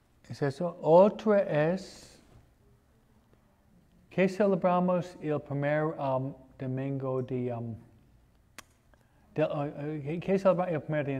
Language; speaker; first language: Spanish; non-native, fluent; English